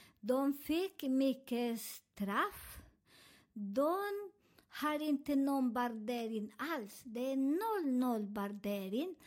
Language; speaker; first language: Swedish; non-native, fluent; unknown